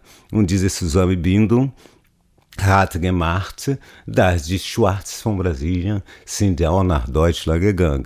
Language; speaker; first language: German; non-native, learner; Portuguese